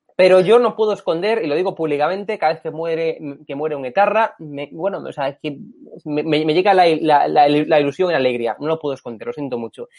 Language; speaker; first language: Spanish; native; Spanish